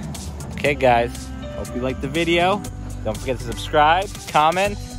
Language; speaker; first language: English; native; English